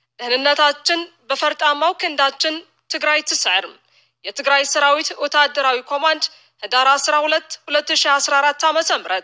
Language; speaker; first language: Amharic; non-native, local second language; Tigrinya